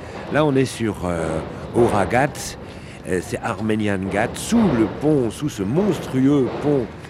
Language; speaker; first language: French; native; French